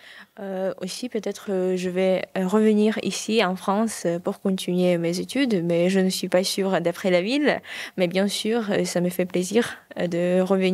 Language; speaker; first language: French; non-native, fluent; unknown